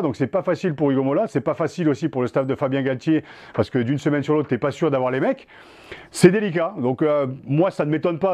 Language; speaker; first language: French; native; French